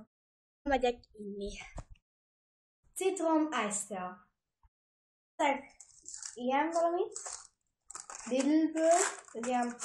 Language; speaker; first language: Hungarian; early bilingual, heritage; Hungarian